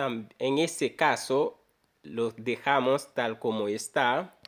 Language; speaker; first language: Spanish; non-native, fluent; Haitian Creole